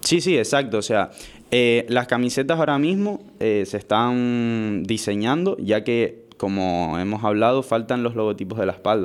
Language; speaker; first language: Spanish; native; Spanish